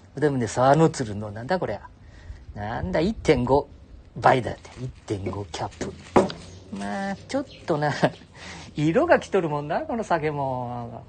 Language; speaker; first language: Japanese; native; Japanese